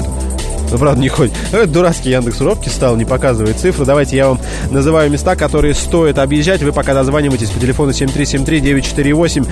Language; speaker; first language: Russian; native; Russian